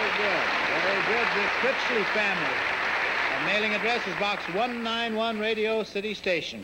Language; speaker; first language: English; native; English